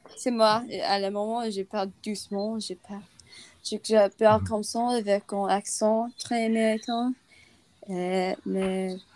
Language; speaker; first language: French; non-native, learner; English